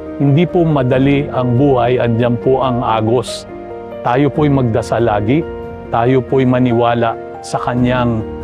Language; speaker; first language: Filipino; native; Filipino